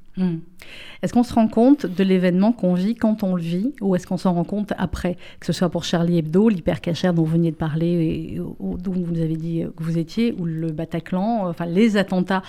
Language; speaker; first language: French; native; French